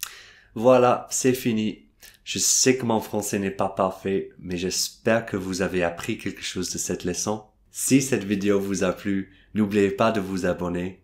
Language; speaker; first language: French; non-native, fluent; English